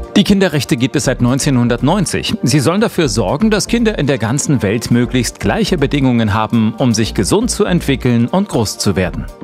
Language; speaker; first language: German; native; German